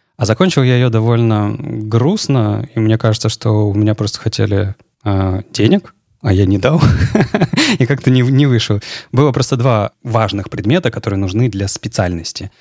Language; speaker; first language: Russian; native; Russian